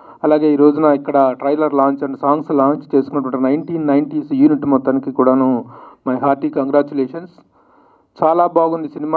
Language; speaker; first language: Telugu; native; Telugu